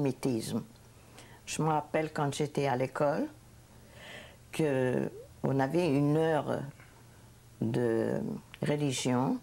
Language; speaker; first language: French; non-native, fluent; Hungarian